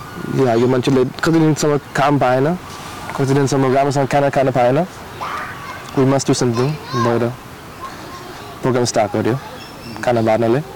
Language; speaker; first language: Nepali; non-native, learner; English